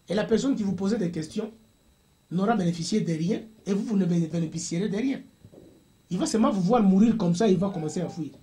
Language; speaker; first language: French; non-native, local second language; Swahili